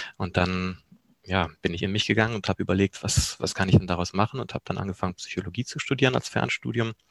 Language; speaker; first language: German; early bilingual, other home language; Polish